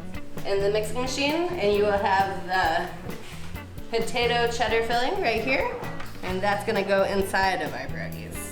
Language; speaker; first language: English; native; English